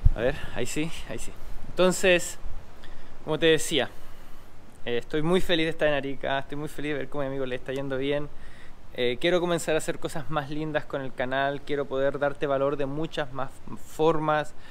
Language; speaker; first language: Spanish; native; Spanish